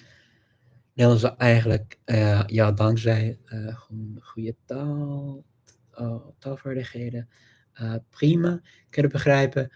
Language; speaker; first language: Dutch; non-native, fluent; English